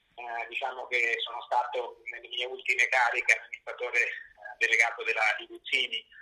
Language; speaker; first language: Italian; native; Italian